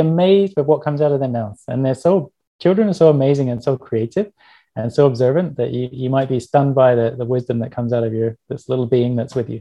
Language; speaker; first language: English; native; English